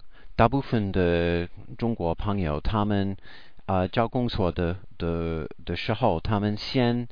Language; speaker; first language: Chinese; non-native, learner; English